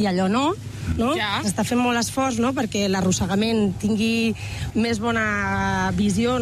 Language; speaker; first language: Catalan; native; Catalan